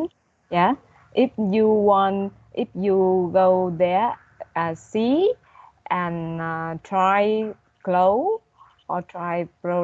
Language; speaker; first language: English; non-native, learner; Vietnamese